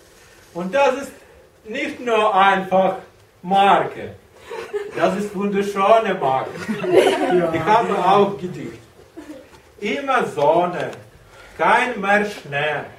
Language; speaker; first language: German; non-native, learner; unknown